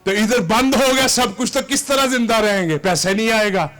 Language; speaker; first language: Urdu; non-native, local second language; Punjabi